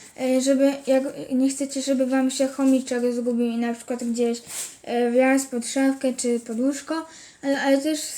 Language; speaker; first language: Polish; native; Polish